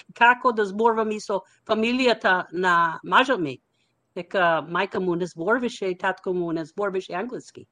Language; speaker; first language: Macedonian; non-native, learner; English